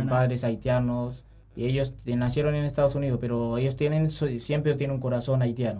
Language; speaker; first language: Spanish; non-native, learner; Haitian Creole